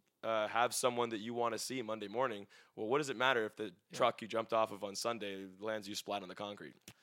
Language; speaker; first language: English; native; English